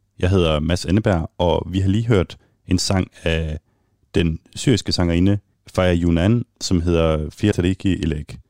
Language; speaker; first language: Danish; native; Danish